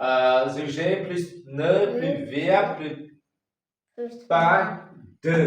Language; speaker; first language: French; non-native, fluent; Khmer